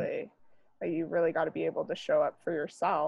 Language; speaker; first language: English; native; English